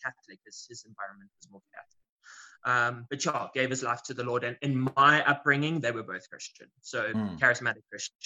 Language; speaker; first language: English; native; English